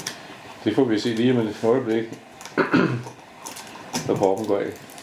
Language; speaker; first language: Danish; native; Danish